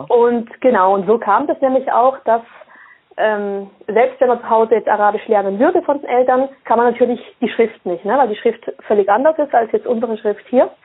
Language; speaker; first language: German; early bilingual, other home language; Swiss German